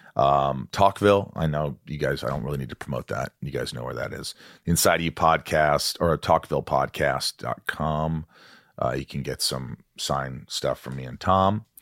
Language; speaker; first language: English; native; English